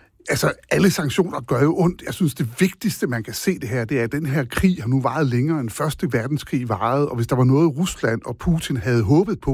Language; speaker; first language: Danish; native; Danish